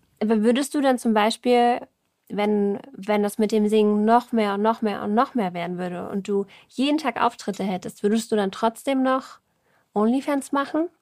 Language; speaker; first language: German; native; German